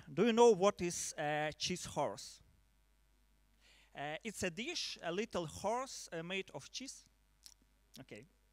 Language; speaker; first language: English; non-native, learner; Ukrainian